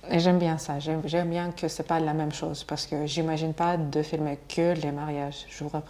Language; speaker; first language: French; non-native, fluent; Russian